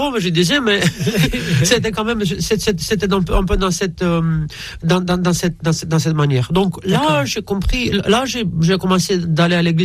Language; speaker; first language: French; non-native, fluent; Romanian